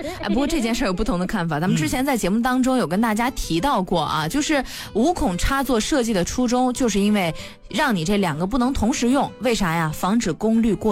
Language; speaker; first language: Chinese; native; Chinese